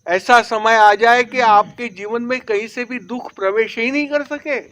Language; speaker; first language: Hindi; non-native, local second language; Marathi